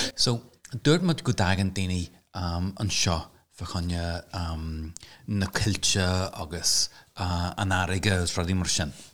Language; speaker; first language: Irish; non-native, local second language; English